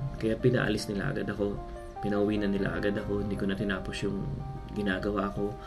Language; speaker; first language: Filipino; native; Filipino